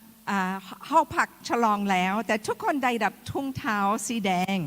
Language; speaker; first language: Thai; non-native, fluent; English